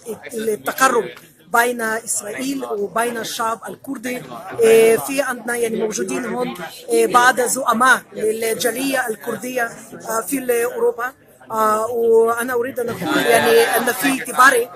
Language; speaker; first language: Arabic; non-native, fluent; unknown